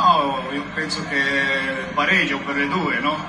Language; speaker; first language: Italian; non-native, fluent; Spanish